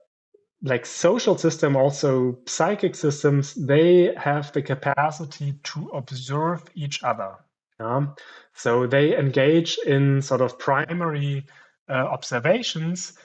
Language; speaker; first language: English; non-native, fluent; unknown